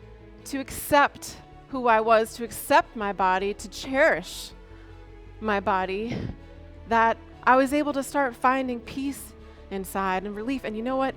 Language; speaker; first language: English; native; English